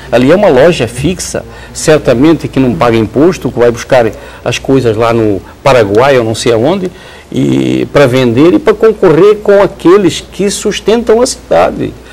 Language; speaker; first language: Portuguese; native; Portuguese